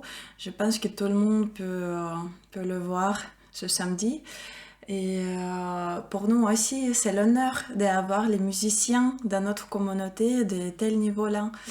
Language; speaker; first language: French; non-native, fluent; Ukrainian